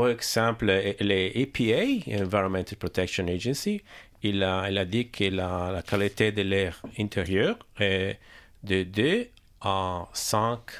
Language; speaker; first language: French; non-native, learner; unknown